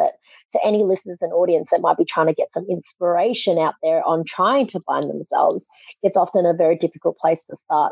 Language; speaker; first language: English; native; English